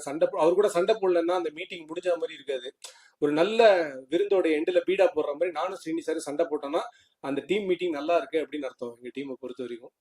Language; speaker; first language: Tamil; native; Tamil